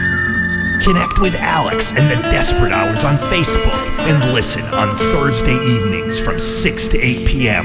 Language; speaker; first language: English; native; English